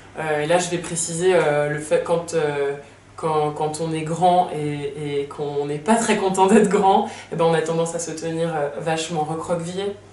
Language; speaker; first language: French; native; French